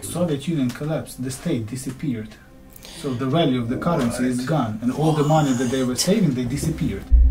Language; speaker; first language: English; non-native, fluent; Ukrainian